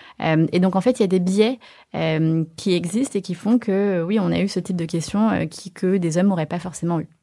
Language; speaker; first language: French; early bilingual, other home language; Chinese